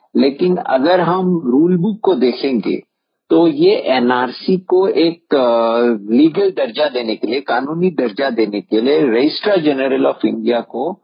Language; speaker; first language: Hindi; non-native, local second language; Assamese